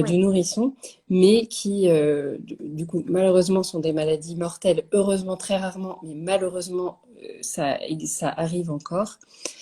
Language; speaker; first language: French; native; French